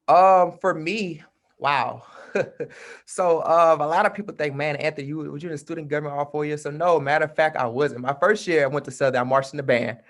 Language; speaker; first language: English; native; English